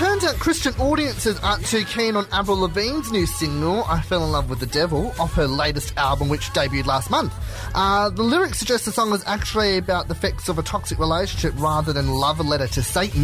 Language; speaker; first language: English; native; English